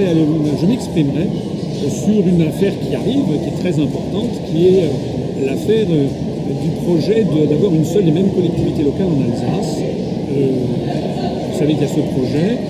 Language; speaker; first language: French; native; French